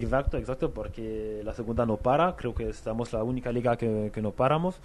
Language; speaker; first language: Spanish; non-native, fluent; French